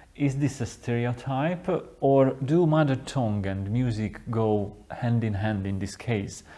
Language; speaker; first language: English; non-native, fluent; Hungarian